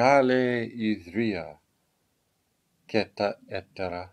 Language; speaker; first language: Greek; non-native, learner; English